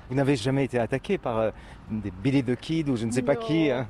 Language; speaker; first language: French; native; French